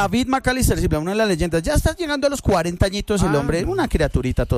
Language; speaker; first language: Spanish; native; Spanish